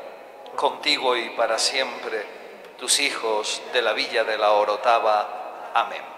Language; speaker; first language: Spanish; native; Spanish